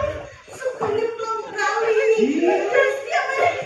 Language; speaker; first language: Indonesian; non-native, local second language; Javanese